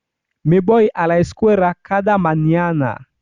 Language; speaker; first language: Spanish; non-native, fluent; Haitian Creole